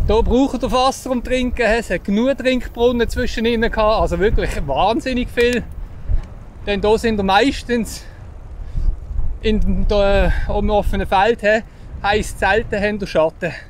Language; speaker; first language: German; native; German